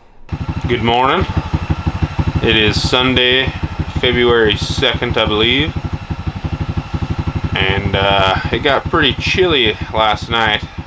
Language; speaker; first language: English; native; English